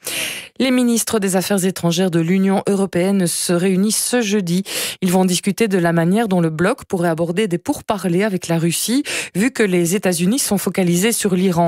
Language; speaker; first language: French; native; French